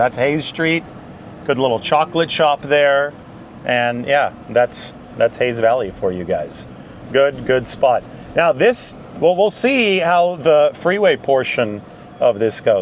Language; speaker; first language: English; native; English